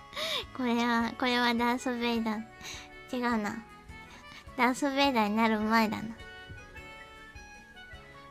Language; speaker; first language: Japanese; native; Japanese